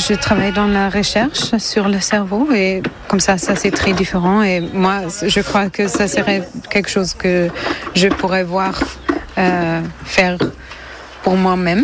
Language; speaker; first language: French; non-native, learner; German